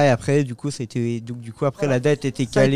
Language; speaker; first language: French; native; French